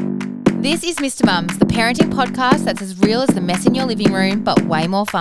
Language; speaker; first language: English; native; English